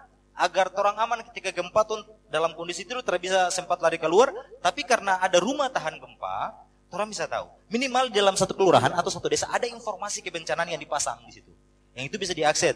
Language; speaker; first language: Indonesian; native; Indonesian